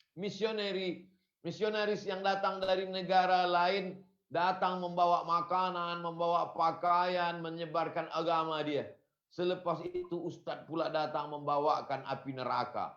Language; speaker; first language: Malay; non-native, fluent; Indonesian